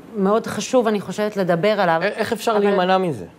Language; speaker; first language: Hebrew; native; Hebrew